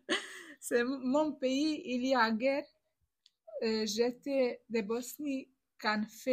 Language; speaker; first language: French; non-native, learner; Bosnian